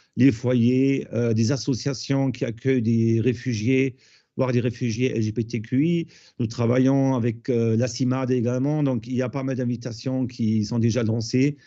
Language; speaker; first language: French; non-native, fluent; German